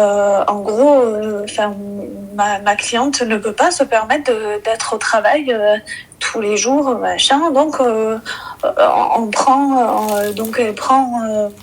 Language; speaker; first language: French; early bilingual, other home language; Arabic